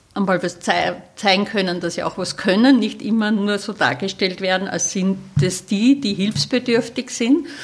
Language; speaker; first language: German; native; German